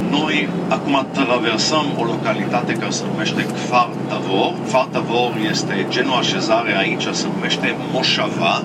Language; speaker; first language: Romanian; early bilingual, heritage; Romanian